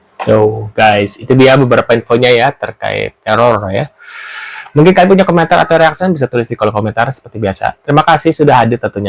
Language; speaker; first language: Indonesian; native; Indonesian